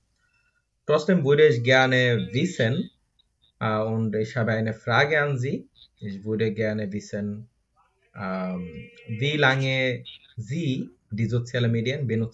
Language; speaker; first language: German; non-native, learner; Bangla